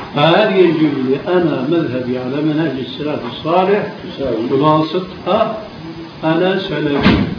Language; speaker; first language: Arabic; early bilingual, other home language; Albanian